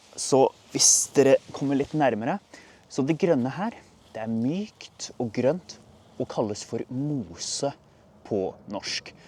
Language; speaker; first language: Norwegian; native; Norwegian